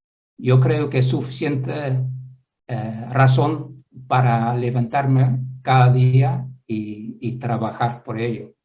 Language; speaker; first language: Spanish; non-native, fluent; Dutch